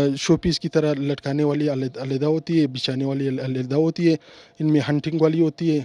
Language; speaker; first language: Urdu; non-native, local second language; Pashto